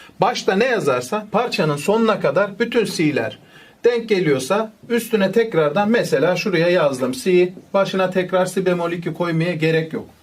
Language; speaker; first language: Turkish; native; Turkish